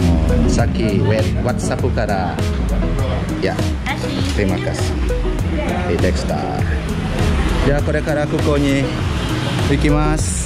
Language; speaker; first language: Japanese; non-native, fluent; Indonesian